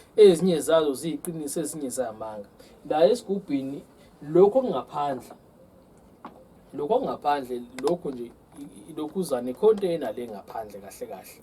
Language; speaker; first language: Zulu; native; Zulu